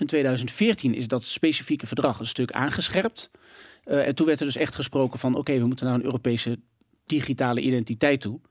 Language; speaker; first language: Dutch; native; Dutch